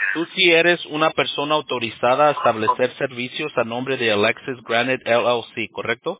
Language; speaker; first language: Spanish; early bilingual, heritage; Spanish